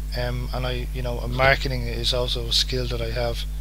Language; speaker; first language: English; native; English